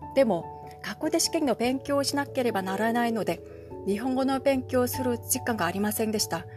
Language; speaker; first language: Japanese; non-native, learner; Korean